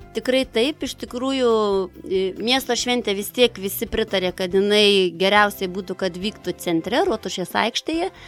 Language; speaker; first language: Lithuanian; native; Lithuanian